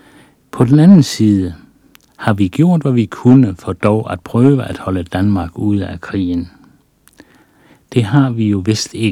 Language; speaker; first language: Danish; native; Danish